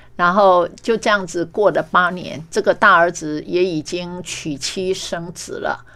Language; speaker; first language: Chinese; native; Chinese